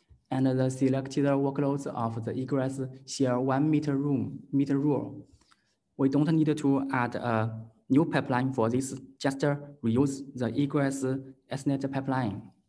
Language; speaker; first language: English; non-native, learner; Chinese